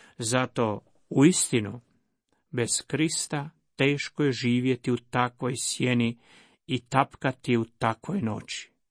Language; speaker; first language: Croatian; native; Croatian